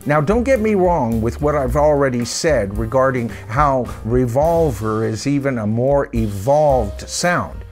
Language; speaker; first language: English; native; English